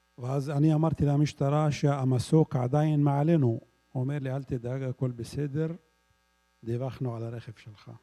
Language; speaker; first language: Hebrew; non-native, local second language; Arabic